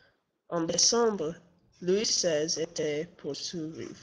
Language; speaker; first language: French; non-native, learner; English